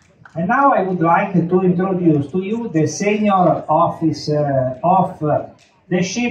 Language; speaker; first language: English; non-native, fluent; Italian